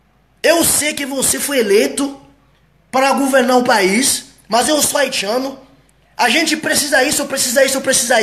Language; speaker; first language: Portuguese; non-native, fluent; Haitian Creole